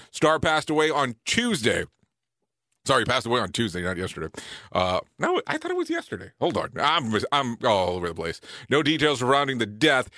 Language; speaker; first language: English; native; English